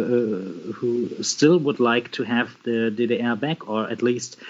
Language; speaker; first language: English; non-native, fluent; German